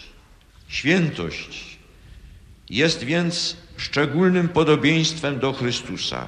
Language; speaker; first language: Polish; native; Polish